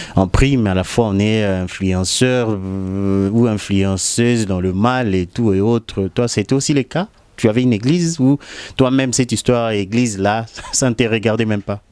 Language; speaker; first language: French; non-native, local second language; Lingala